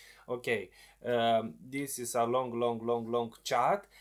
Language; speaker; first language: English; non-native, fluent; Romanian